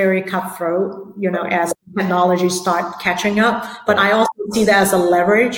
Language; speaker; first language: English; non-native, local second language; Cantonese